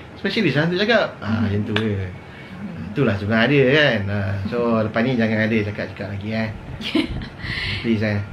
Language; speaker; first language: Malay; native; Malay